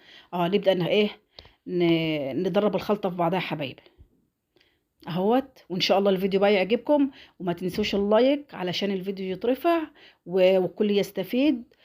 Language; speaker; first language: Arabic; native; Arabic